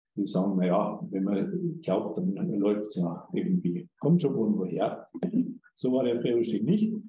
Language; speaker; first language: German; native; German